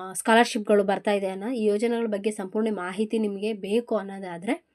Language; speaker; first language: Kannada; native; Kannada